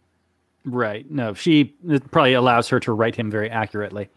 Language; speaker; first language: English; native; English